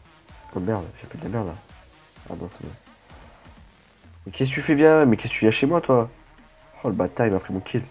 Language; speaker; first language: French; native; French